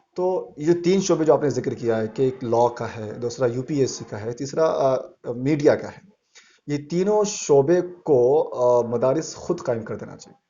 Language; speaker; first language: Urdu; native; Urdu